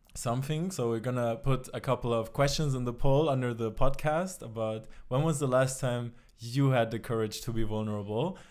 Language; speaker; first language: English; non-native, fluent; German